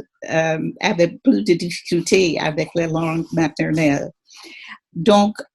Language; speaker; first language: French; non-native, fluent; English